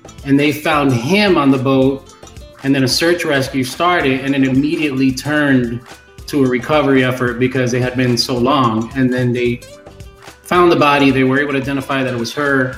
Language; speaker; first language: English; early bilingual, other home language; Spanish